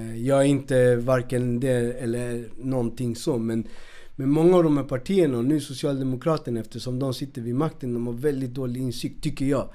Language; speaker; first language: Swedish; early bilingual, other home language; Spanish